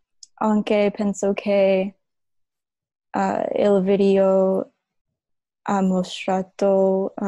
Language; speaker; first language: Italian; non-native, learner; English